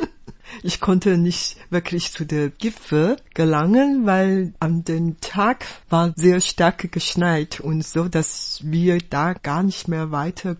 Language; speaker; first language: German; non-native, fluent; Chinese